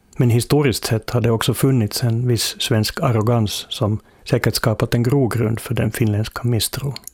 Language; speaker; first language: Swedish; native; Swedish